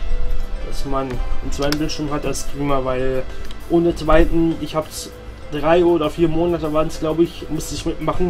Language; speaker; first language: German; native; German